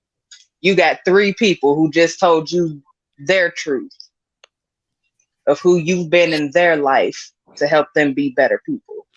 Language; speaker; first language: English; native; English